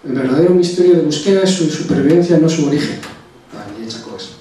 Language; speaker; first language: Spanish; non-native, local second language; Basque